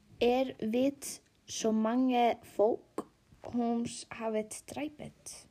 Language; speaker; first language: Icelandic; non-native, learner; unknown